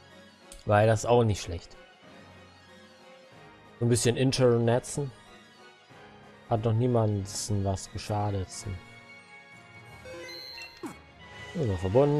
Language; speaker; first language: German; native; German